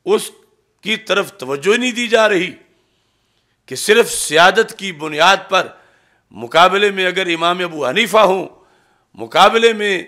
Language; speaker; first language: Urdu; non-native, local second language; Punjabi